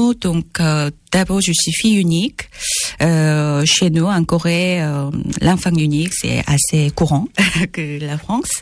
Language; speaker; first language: French; non-native, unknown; Korean